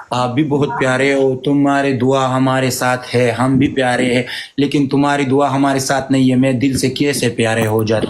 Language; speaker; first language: Hindi; non-native, learner; Pashto